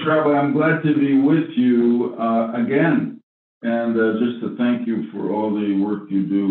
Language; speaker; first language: English; native; English